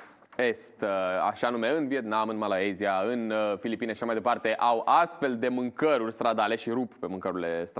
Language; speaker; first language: Romanian; native; Romanian